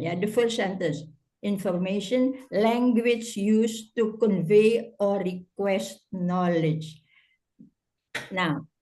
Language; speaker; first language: English; non-native, fluent; Indonesian